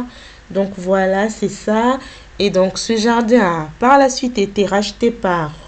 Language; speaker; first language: French; native; French